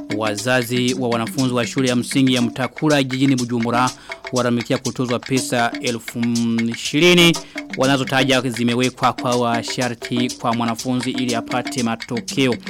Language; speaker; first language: Swahili; non-native, local second language; Rundi